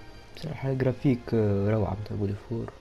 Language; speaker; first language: Arabic; native; Arabic